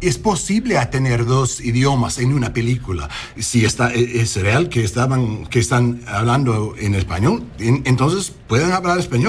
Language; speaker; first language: Spanish; non-native, learner; English